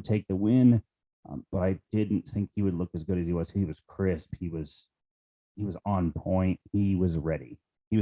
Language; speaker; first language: English; native; English